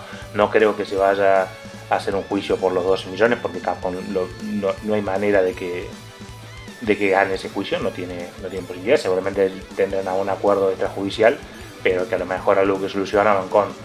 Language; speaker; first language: Spanish; native; Spanish